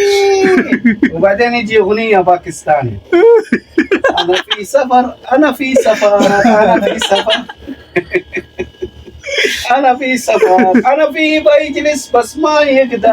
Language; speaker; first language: Arabic; non-native, learner; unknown